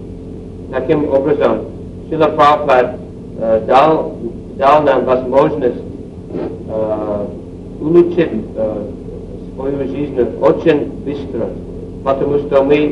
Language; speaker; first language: Russian; non-native, learner; English